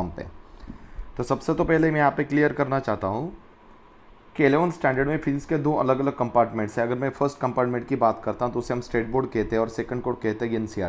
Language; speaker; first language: Hindi; non-native, local second language; Marathi